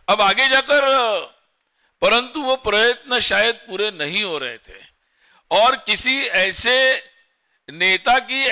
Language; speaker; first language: Hindi; non-native, local second language; Marathi